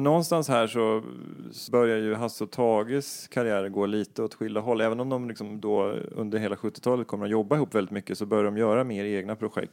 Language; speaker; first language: Swedish; native; Swedish